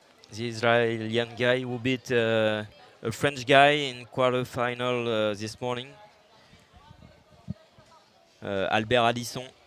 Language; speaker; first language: English; non-native, learner; French